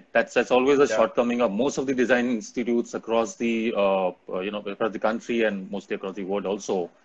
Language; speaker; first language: English; non-native, local second language; Hindi